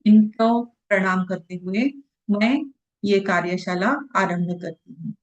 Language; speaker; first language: Hindi; non-native, local second language; Marathi